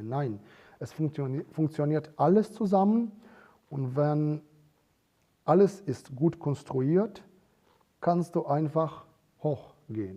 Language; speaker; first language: German; non-native, fluent; Russian